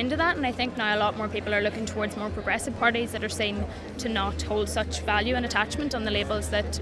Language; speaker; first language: English; native; English